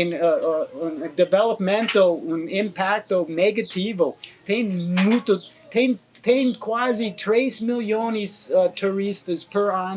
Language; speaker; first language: Portuguese; non-native, learner; English